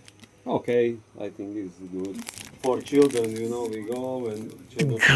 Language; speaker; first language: English; non-native, learner; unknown